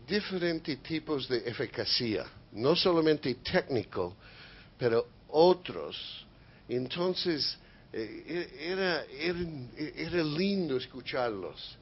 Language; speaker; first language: Spanish; non-native, fluent; English